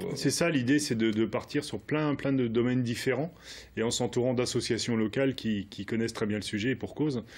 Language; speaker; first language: French; native; French